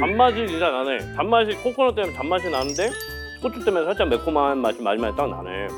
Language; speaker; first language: Korean; native; Korean